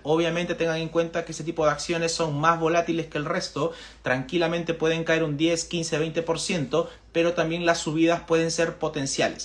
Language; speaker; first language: Spanish; native; Spanish